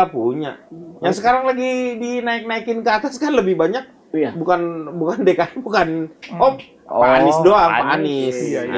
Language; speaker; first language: Indonesian; native; Indonesian